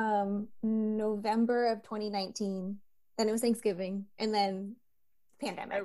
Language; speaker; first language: English; native; English